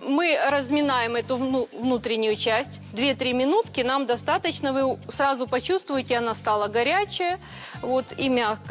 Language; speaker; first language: Russian; native; Russian